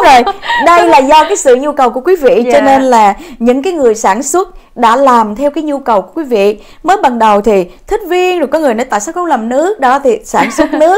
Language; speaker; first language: Vietnamese; native; Vietnamese